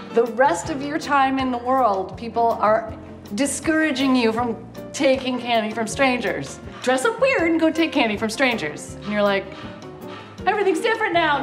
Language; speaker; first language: English; native; English